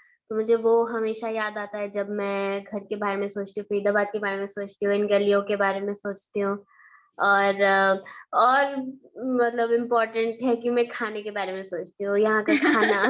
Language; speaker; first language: Hindi; early bilingual, heritage; Hindi